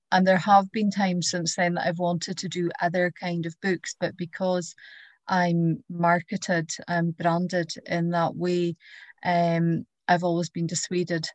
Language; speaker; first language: English; native; English